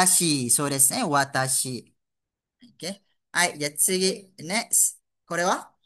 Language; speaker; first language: Japanese; non-native, fluent; Malay